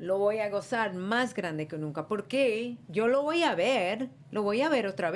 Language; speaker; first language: Spanish; early bilingual, heritage; Spanish